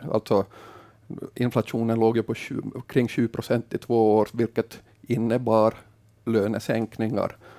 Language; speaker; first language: Swedish; native; Swedish